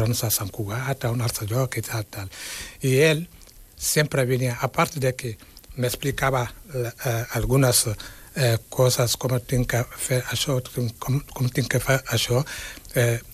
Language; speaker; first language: Catalan; non-native, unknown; Wolof